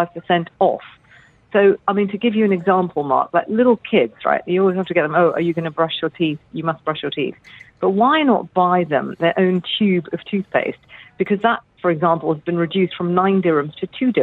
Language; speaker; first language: English; native; English